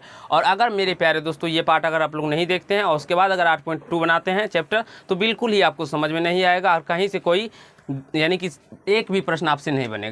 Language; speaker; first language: Hindi; native; Hindi